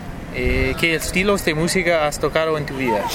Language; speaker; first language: Spanish; non-native, fluent; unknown